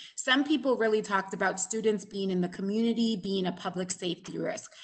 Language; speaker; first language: English; native; English